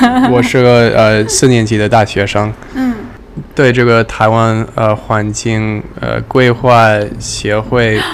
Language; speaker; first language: Chinese; non-native, learner; English